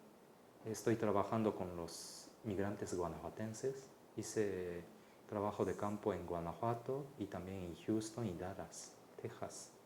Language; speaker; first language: Spanish; non-native, fluent; Japanese